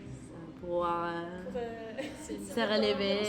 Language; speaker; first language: French; non-native, learner; Spanish